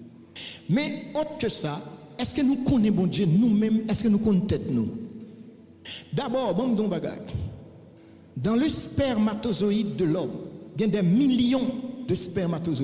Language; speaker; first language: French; non-native, local second language; Haitian Creole